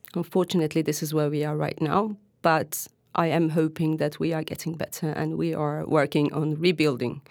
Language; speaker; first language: English; non-native, fluent; Turkish